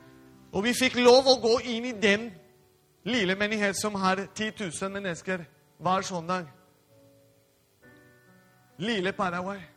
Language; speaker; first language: Norwegian; non-native, fluent; Spanish